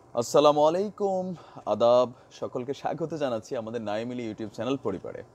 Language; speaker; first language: Bangla; native; Bangla